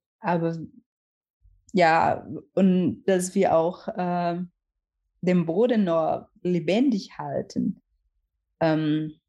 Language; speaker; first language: German; non-native, learner; Portuguese